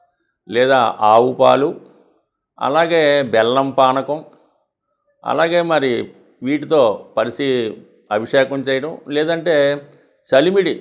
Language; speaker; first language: Telugu; native; Telugu